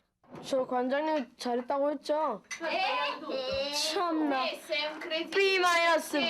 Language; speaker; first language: Korean; early bilingual, other home language; Italian